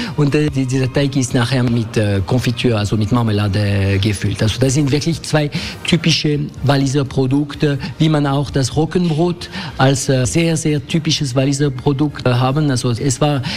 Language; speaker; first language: German; non-native, local second language; French